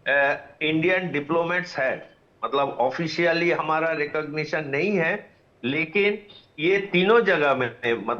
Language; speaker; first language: Hindi; non-native, local second language; Bangla